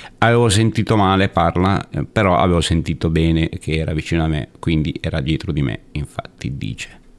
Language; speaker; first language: Italian; native; Italian